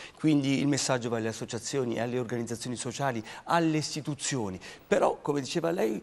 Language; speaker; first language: Italian; native; Italian